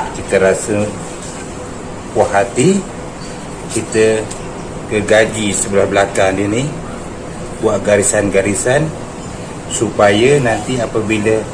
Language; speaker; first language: Malay; non-native, local second language; Javanese